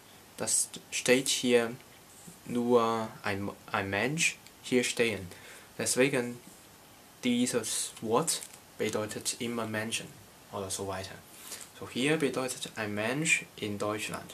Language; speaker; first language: German; non-native, learner; Cantonese